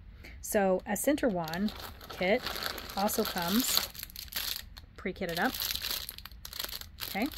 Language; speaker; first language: English; native; English